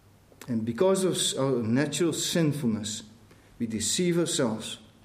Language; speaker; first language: English; non-native, fluent; Dutch